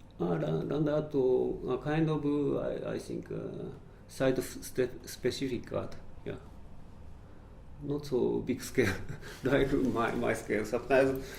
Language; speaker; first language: English; non-native, fluent; Japanese